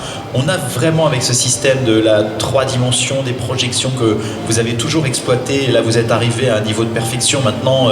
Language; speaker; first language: French; native; French